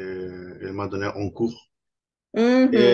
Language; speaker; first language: French; non-native, fluent; Spanish